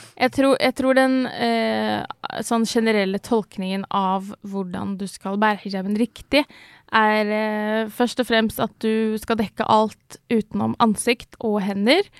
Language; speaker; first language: Norwegian; native; Norwegian